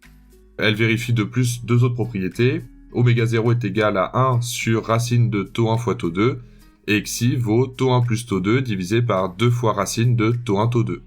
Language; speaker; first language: French; native; French